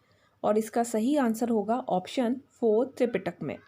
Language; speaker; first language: Hindi; native; Hindi